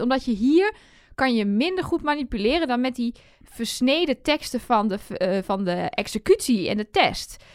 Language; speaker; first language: Dutch; native; Dutch